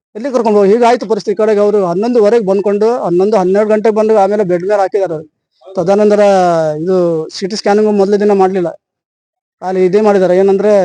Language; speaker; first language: Kannada; non-native, local second language; Konkani